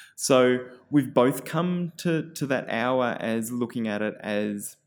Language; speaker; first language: English; native; English